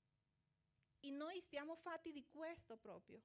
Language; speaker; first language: Italian; non-native, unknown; Portuguese